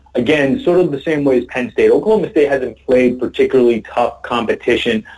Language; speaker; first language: English; native; English